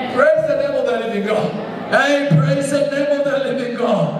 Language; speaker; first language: English; non-native, local second language; Swahili